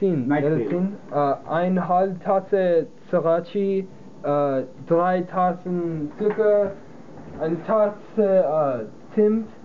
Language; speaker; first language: German; non-native, learner; English